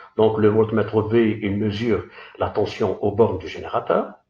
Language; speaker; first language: French; non-native, local second language; Arabic